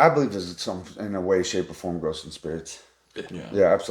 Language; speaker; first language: English; native; English